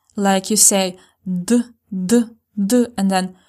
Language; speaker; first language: English; non-native, fluent; Ukrainian